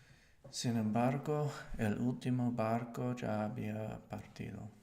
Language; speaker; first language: Spanish; non-native, learner; English